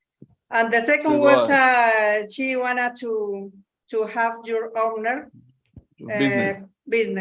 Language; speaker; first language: English; non-native, learner; Spanish